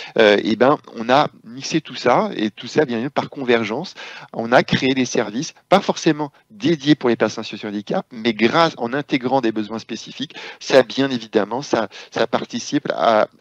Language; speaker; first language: French; native; French